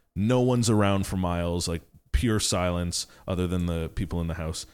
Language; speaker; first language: English; native; English